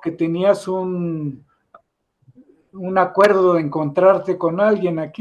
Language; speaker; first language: Spanish; native; Spanish